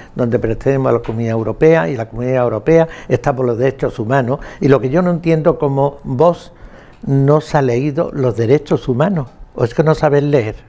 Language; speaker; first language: Spanish; native; Spanish